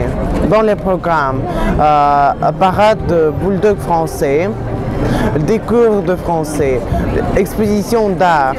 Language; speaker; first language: French; non-native, learner; Russian